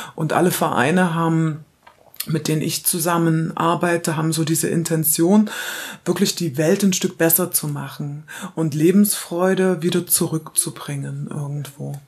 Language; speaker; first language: German; native; German